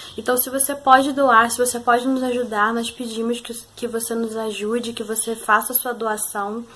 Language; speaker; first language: Portuguese; native; Portuguese